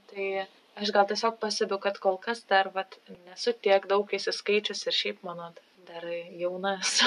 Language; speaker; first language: Lithuanian; native; Lithuanian